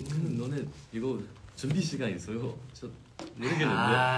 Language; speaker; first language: Korean; non-native, learner; Chinese